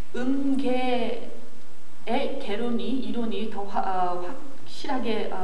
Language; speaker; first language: Korean; native; Korean